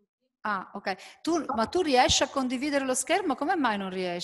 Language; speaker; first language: Italian; native; Italian